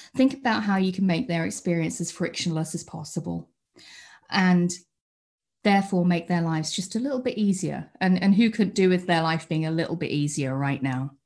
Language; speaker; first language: English; native; English